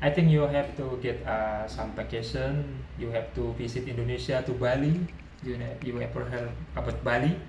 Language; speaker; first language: English; non-native, learner; Indonesian